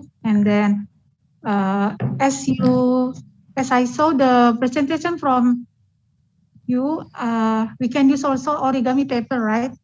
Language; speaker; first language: English; non-native, fluent; Indonesian